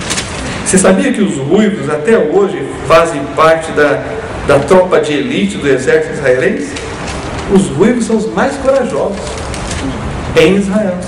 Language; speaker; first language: Portuguese; native; Portuguese